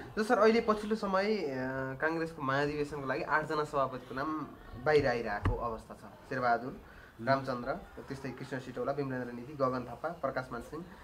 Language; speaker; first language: Nepali; native; Nepali